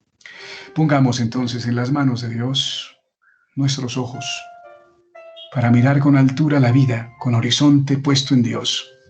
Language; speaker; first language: Spanish; native; Spanish